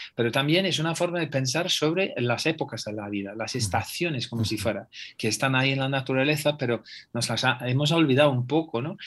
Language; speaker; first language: Spanish; non-native, fluent; English